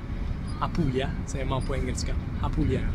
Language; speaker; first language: Swedish; non-native, fluent; Italian